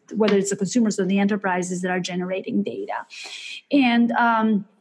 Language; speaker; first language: English; early bilingual, other home language; Albanian